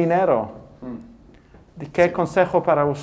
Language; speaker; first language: Spanish; non-native, fluent; English